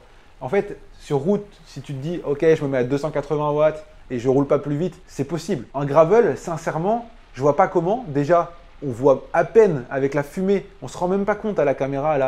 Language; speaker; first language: French; native; French